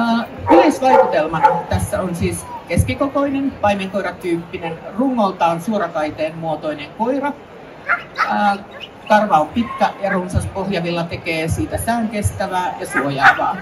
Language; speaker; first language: Finnish; native; Finnish